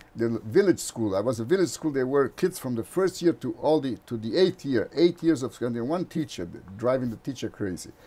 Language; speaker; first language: English; non-native, fluent; Portuguese